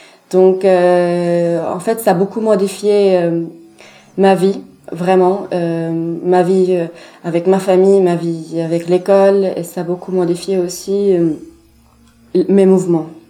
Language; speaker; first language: French; non-native, fluent; Arabic